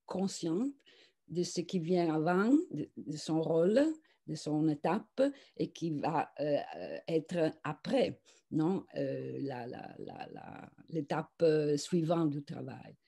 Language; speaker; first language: French; non-native, fluent; Italian